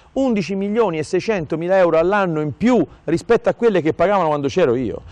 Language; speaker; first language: Italian; native; Italian